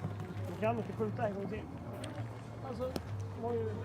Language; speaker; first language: Swedish; non-native, learner; French